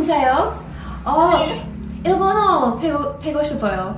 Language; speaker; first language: Korean; non-native, learner; English